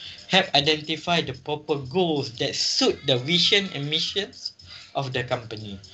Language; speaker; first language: English; non-native, local second language; Malay